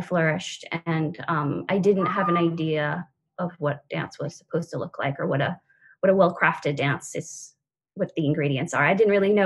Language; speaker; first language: English; non-native, fluent; French